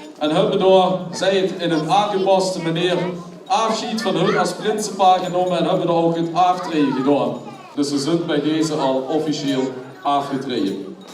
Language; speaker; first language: Dutch; non-native, local second language; Limburgish